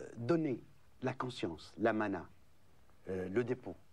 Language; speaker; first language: French; non-native, local second language; Arabic